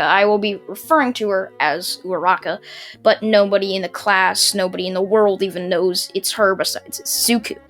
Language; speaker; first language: English; native; English